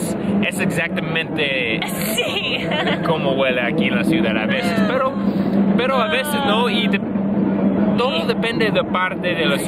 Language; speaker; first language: Spanish; non-native, learner; English